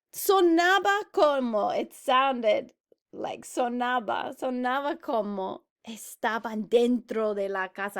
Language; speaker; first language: Spanish; non-native, fluent; English